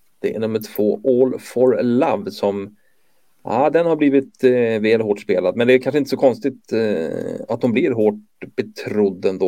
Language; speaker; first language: Swedish; native; Swedish